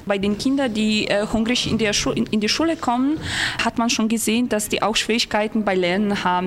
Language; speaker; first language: German; non-native, fluent; Polish